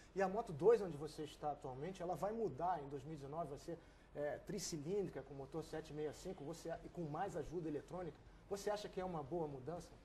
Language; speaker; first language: Portuguese; native; Portuguese